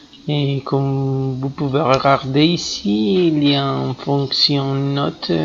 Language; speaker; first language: French; non-native, fluent; Spanish